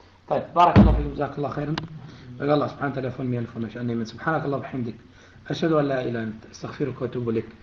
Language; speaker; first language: Arabic; native; Arabic